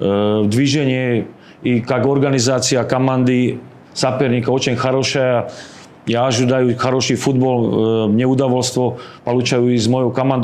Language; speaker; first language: Russian; non-native, learner; Slovak